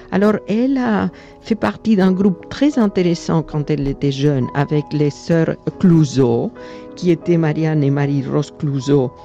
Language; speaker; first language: French; non-native, fluent; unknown